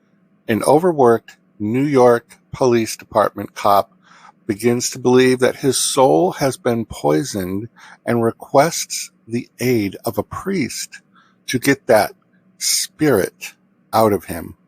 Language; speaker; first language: English; native; English